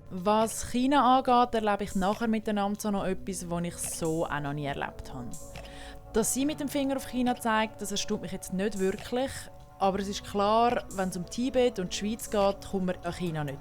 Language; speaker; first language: German; native; German